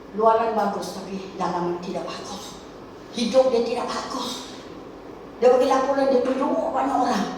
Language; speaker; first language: Malay; non-native, local second language; Chinese